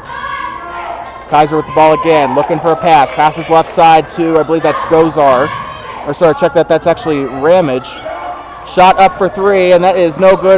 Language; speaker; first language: English; native; English